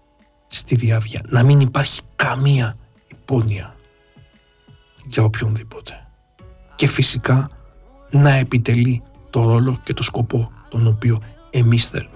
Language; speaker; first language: Greek; native; Greek